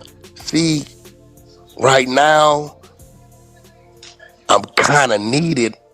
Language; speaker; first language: English; native; English